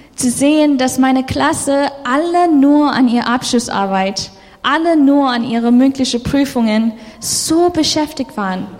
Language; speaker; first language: German; non-native, fluent; English